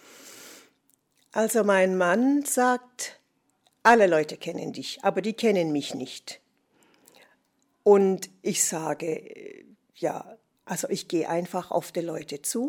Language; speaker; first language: German; non-native, fluent; English